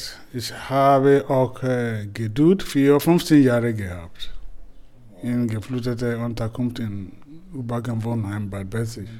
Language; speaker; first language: German; non-native, learner; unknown